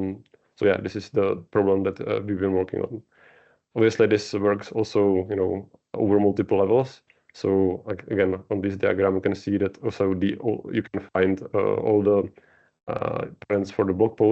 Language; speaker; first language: English; non-native, fluent; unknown